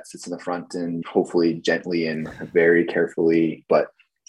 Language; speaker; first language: English; native; English